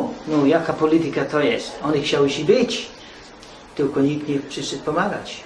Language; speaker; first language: Polish; early bilingual, heritage; English